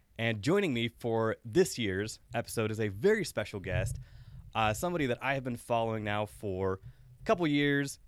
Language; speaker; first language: English; native; English